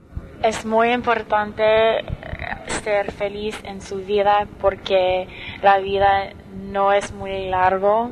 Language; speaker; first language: Spanish; non-native, learner; English